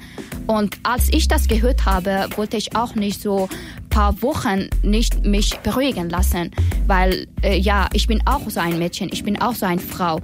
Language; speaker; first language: German; non-native, learner; Persian